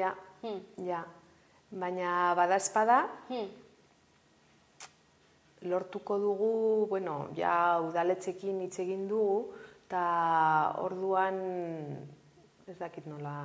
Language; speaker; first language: Basque; non-native, local second language; Spanish